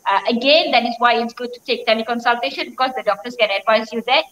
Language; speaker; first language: English; non-native, local second language; Malay